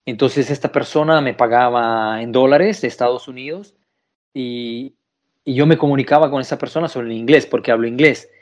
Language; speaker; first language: Spanish; native; Spanish